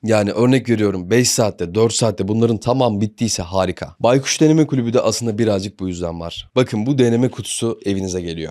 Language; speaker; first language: Turkish; native; Turkish